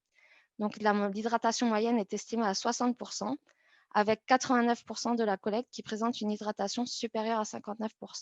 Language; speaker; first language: French; native; French